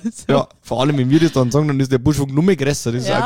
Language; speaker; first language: German; native; German